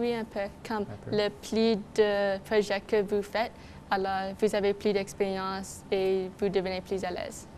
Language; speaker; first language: French; non-native, local second language; English